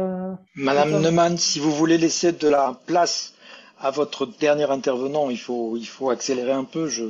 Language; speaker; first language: French; native; French